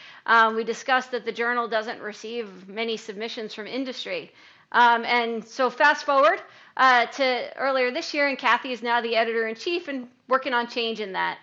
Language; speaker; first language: English; native; English